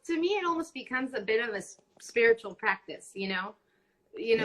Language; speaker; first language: English; non-native, fluent; Spanish